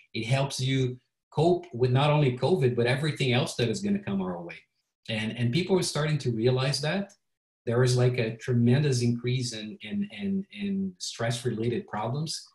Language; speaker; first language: English; non-native, fluent; Portuguese